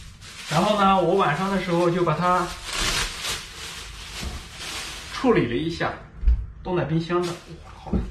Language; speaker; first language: Chinese; native; Chinese